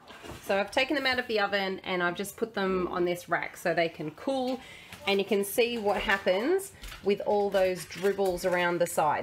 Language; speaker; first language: English; native; English